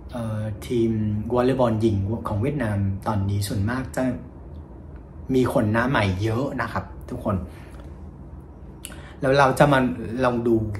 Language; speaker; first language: Thai; non-native, fluent; Vietnamese